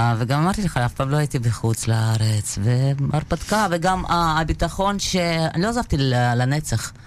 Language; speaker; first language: Hebrew; non-native, fluent; Russian